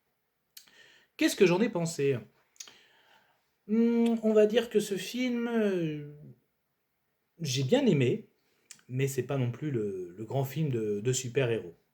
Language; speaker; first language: French; native; French